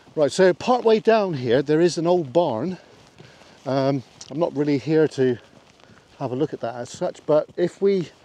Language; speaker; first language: English; native; English